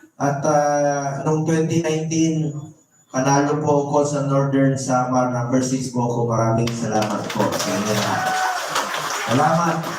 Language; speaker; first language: Filipino; non-native, local second language; Cebuano